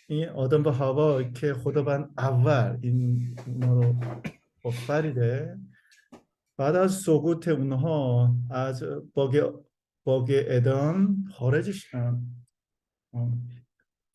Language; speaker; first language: Persian; non-native, learner; Korean